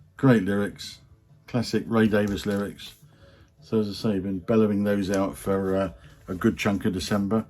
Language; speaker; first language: English; native; English